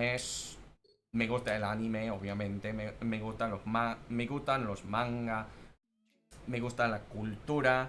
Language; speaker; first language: Spanish; non-native, fluent; English